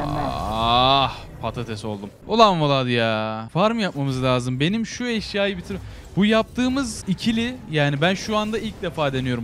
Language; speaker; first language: Turkish; native; Turkish